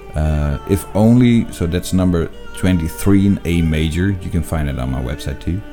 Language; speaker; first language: English; non-native, fluent; Dutch